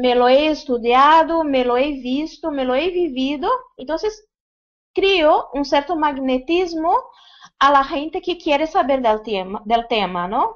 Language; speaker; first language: Spanish; non-native, fluent; Portuguese